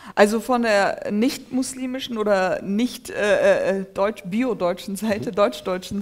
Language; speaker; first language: German; early bilingual, other home language; Turkish